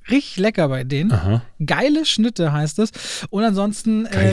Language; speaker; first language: German; native; German